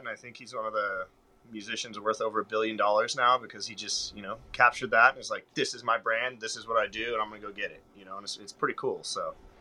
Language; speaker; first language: English; native; English